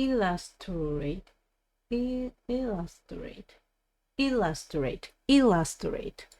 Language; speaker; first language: English; non-native, learner; Japanese